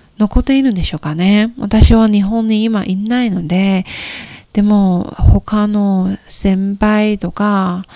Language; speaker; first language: Japanese; non-native, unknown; Chinese